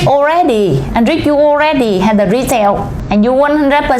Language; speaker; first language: English; non-native, learner; Vietnamese